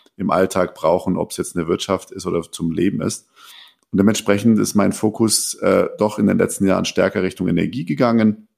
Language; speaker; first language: German; early bilingual, other home language; Persian